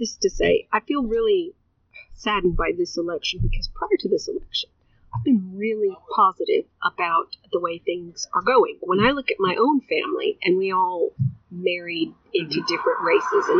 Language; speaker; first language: English; early bilingual, other home language; Spanish